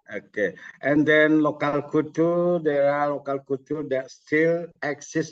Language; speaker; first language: English; non-native, learner; Indonesian